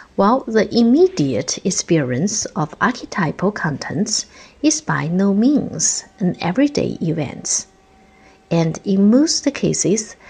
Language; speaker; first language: English; non-native, fluent; Chinese